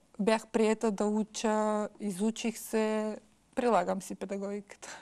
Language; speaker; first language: Bulgarian; early bilingual, heritage; Bulgarian